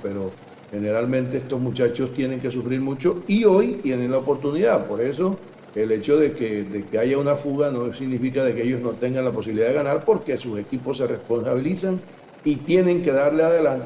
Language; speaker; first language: Spanish; native; Spanish